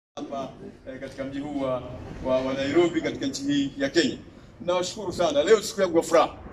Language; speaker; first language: Swahili; native; Swahili